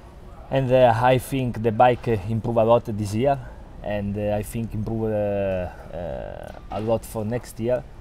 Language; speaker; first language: English; non-native, learner; Italian